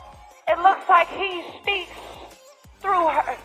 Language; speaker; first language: English; native; English